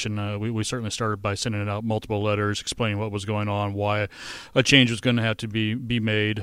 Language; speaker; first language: English; native; English